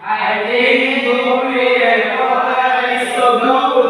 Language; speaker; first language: English; non-native, learner; Indonesian